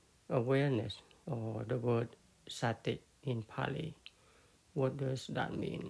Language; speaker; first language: English; non-native, fluent; Khmer